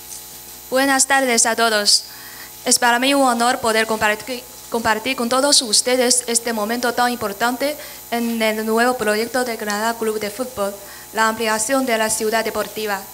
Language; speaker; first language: Spanish; non-native, fluent; Chinese